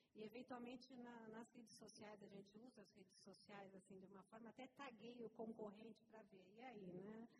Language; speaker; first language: Portuguese; native; Portuguese